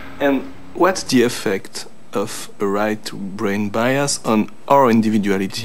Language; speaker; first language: English; non-native, fluent; French